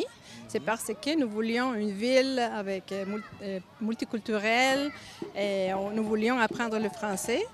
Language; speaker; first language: French; non-native, fluent; Spanish